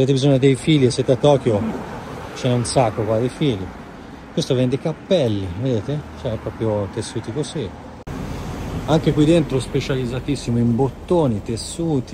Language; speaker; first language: Italian; native; Italian